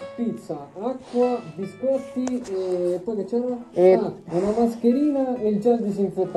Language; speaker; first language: Italian; native; Italian